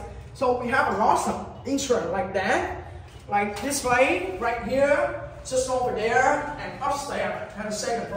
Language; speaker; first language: English; non-native, learner; Vietnamese